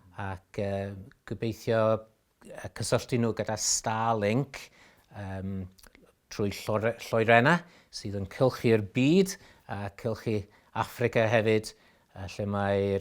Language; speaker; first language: Welsh; native; Welsh